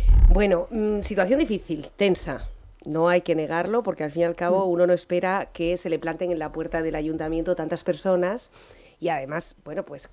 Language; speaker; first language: Spanish; native; Spanish